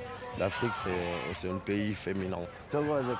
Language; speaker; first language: French; non-native, fluent; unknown